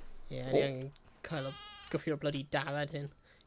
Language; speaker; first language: Welsh; native; Welsh